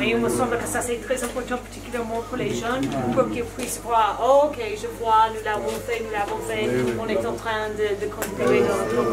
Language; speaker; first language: French; non-native, fluent; English